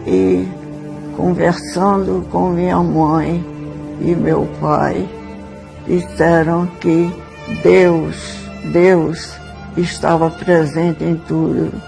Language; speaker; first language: Portuguese; early bilingual, other home language; Swedish